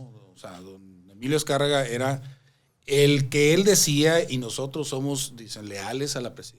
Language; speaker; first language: Spanish; native; Spanish